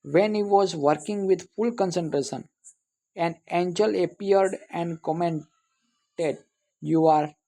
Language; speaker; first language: English; non-native, local second language; Gujarati